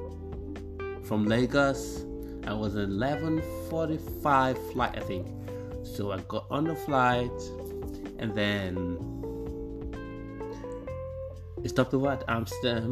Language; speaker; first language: English; non-native, local second language; Igbo